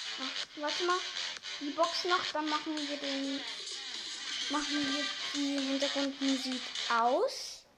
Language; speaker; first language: German; native; German